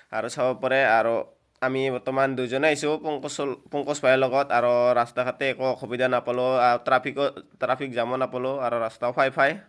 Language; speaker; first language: Assamese; native; Assamese